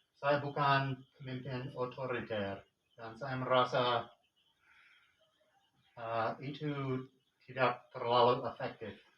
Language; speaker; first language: Indonesian; non-native, fluent; English